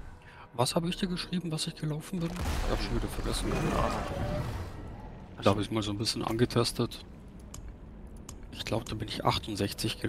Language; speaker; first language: German; native; German